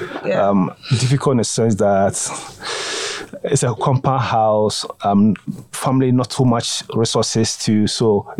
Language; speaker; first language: English; non-native, local second language; Akan